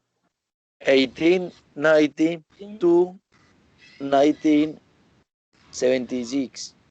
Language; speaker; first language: English; non-native, learner; Spanish